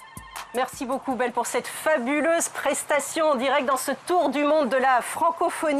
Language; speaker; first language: French; native; French